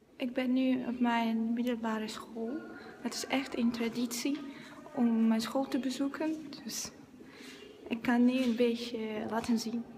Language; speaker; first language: Dutch; non-native, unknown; Russian